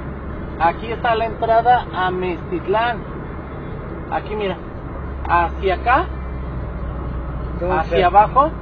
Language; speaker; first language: Spanish; native; Spanish